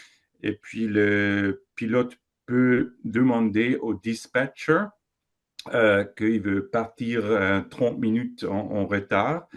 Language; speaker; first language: French; non-native, fluent; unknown